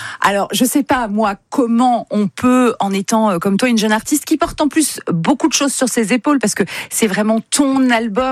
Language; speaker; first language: French; native; French